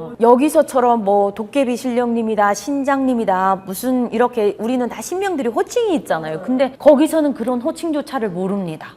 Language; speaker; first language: Korean; native; Korean